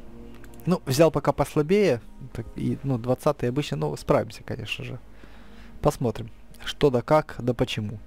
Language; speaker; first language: Russian; native; Russian